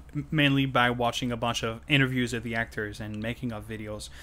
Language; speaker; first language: English; non-native, fluent; French